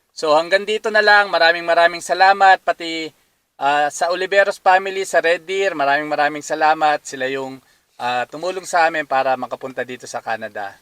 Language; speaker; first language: Filipino; native; Filipino